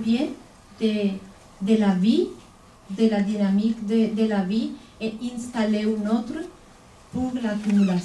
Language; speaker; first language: French; non-native, fluent; Spanish